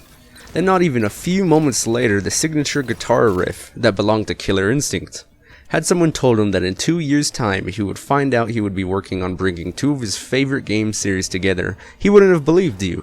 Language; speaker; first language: English; native; English